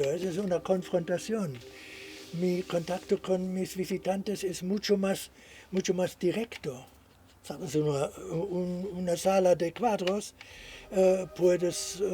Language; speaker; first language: Spanish; non-native, fluent; German